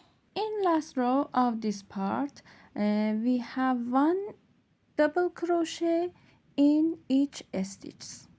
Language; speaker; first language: English; non-native, learner; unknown